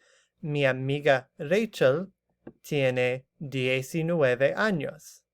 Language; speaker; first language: Spanish; non-native, learner; English